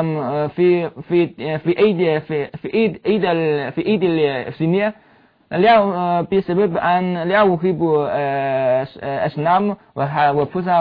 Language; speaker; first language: Arabic; non-native, learner; Chinese